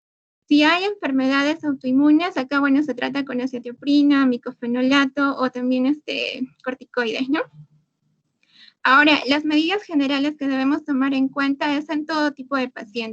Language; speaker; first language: Spanish; native; Spanish